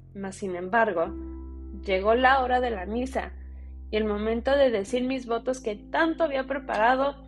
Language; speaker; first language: Spanish; early bilingual, heritage; Spanish